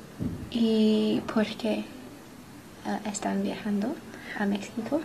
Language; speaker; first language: Spanish; non-native, learner; English